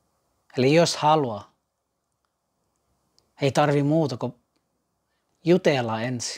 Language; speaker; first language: Finnish; non-native, fluent; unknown